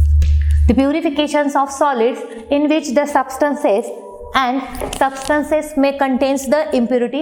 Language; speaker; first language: English; non-native, local second language; Marathi